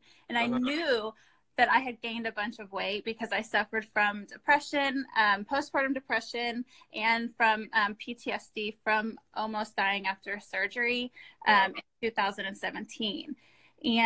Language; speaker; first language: English; native; English